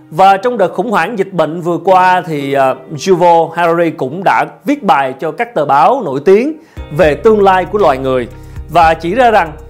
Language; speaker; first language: Vietnamese; native; Vietnamese